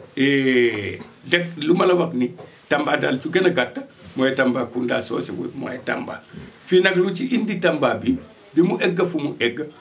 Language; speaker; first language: Wolof; non-native, local second language; Fula